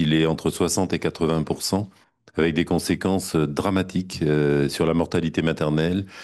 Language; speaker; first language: French; native; French